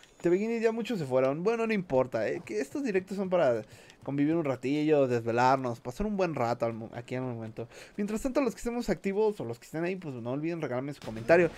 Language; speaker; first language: Spanish; native; Spanish